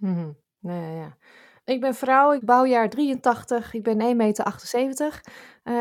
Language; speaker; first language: Dutch; native; Dutch